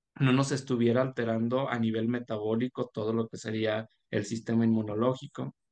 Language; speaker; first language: Spanish; native; Spanish